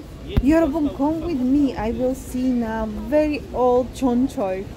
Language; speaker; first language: English; non-native, learner; Slovak